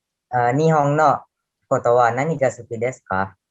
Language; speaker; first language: Japanese; non-native, learner; Indonesian